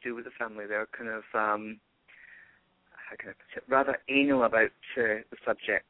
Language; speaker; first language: English; native; English